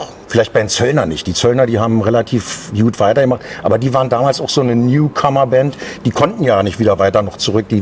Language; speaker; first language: German; native; German